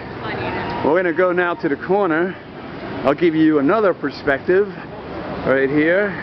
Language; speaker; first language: English; native; English